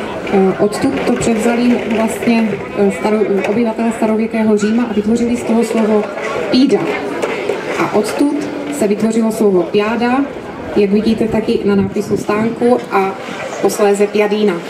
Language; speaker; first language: Czech; native; Czech